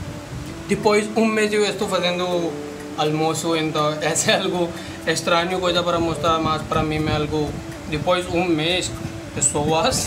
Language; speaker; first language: Portuguese; non-native, learner; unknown